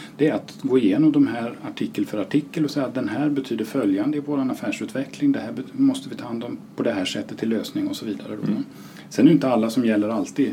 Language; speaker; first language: Swedish; native; Swedish